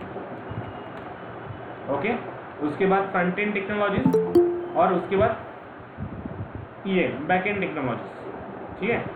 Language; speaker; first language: Hindi; non-native, local second language; Marathi